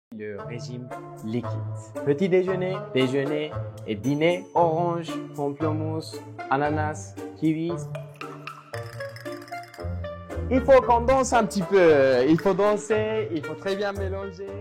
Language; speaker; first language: French; non-native, fluent; Turkish